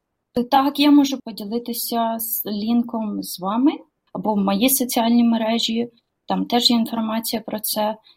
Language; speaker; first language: Ukrainian; native; Ukrainian